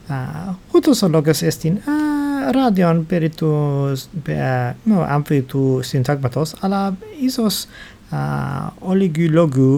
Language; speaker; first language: Greek; non-native, learner; English